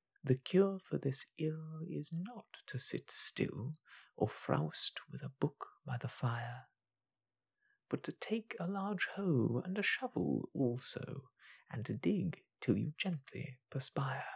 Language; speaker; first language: English; native; English